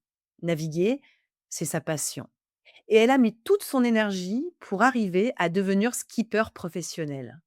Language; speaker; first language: French; native; French